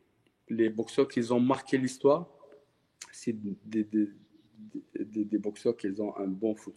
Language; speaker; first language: French; non-native, local second language; Arabic